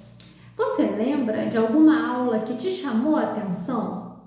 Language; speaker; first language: Portuguese; native; Portuguese